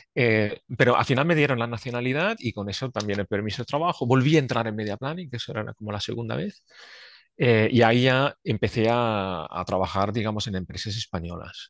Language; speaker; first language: Spanish; non-native, fluent; Swiss German